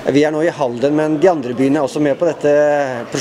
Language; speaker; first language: Norwegian; native; Norwegian